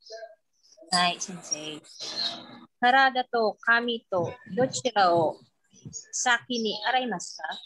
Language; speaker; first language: Japanese; non-native, learner; Filipino